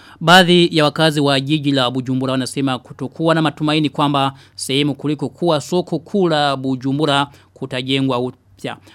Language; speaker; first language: Swahili; non-native, local second language; Rundi